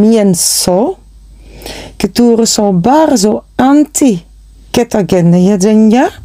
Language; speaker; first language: Polish; non-native, learner; Dutch